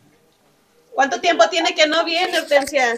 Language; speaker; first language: Spanish; native; Spanish